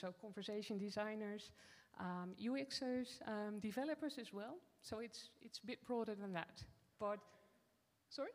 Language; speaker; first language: English; non-native, fluent; Dutch